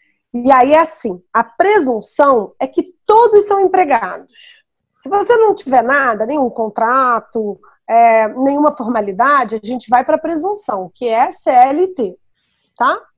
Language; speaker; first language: Portuguese; native; Portuguese